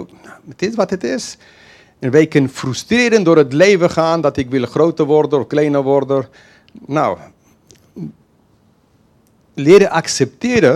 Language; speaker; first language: Dutch; non-native, fluent; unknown